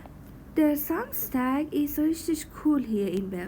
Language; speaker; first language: German; non-native, fluent; Persian